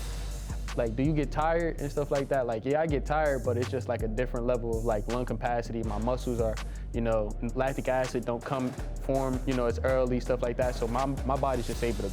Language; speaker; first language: English; native; English